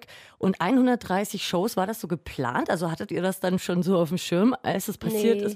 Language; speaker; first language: German; native; German